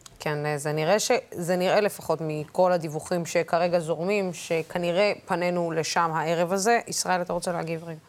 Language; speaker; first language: Hebrew; non-native, local second language; Arabic